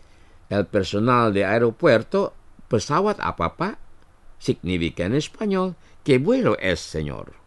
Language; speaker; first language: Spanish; non-native, fluent; Indonesian